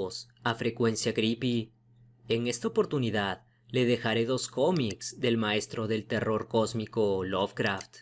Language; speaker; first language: Spanish; native; Spanish